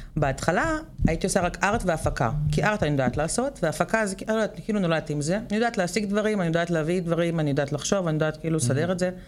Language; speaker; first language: Hebrew; native; Hebrew